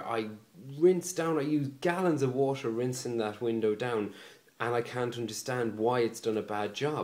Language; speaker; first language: English; native; English